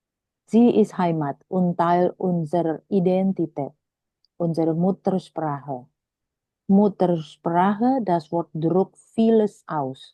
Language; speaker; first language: German; non-native, fluent; Indonesian